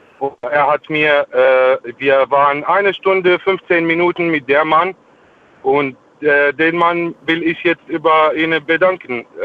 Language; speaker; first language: German; non-native, fluent; Arabic